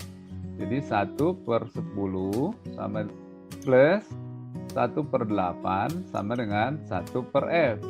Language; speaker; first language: Indonesian; native; Indonesian